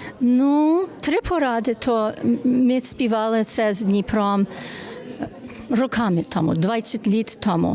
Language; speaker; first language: Ukrainian; early bilingual, heritage; Ukrainian